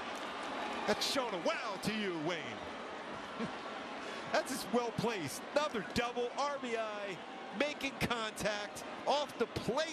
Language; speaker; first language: English; native; English